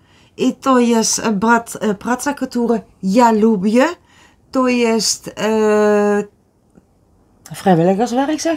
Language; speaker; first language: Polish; non-native, learner; Dutch